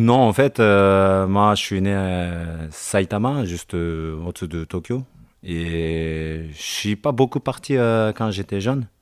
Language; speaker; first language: French; non-native, learner; Japanese